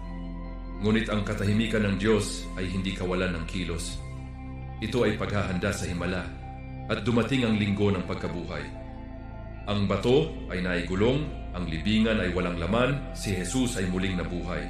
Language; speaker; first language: Filipino; native; Filipino